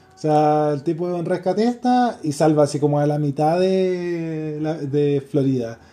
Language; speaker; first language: Spanish; native; Spanish